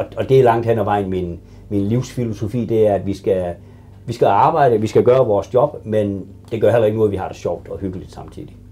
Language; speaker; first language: Danish; native; Danish